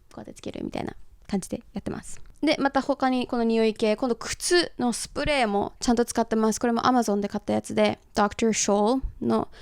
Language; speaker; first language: Japanese; early bilingual, heritage; Japanese